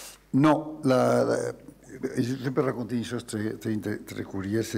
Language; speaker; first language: French; non-native, learner; Spanish